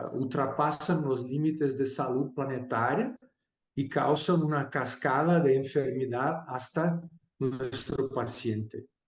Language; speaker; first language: Spanish; non-native, fluent; Portuguese